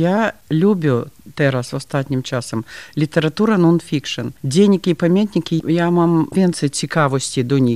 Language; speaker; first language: Polish; non-native, learner; Ukrainian